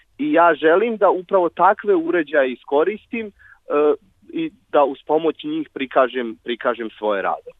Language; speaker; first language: Serbian; native; Serbian